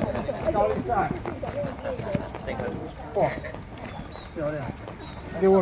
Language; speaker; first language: Chinese; non-native, fluent; Italian